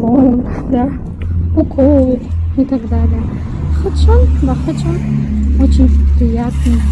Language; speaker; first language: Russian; non-native, local second language; Tajik